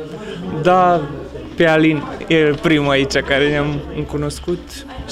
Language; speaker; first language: Romanian; early bilingual, heritage; Romanian